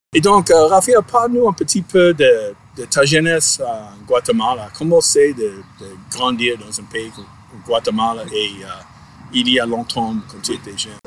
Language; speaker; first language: French; non-native, fluent; English